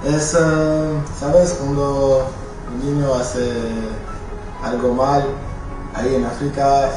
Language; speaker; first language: Spanish; non-native, fluent; French